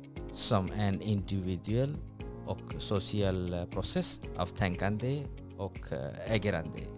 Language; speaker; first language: Swedish; non-native, fluent; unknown